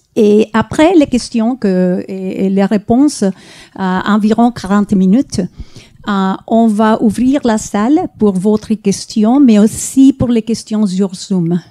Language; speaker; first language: French; non-native, fluent; Spanish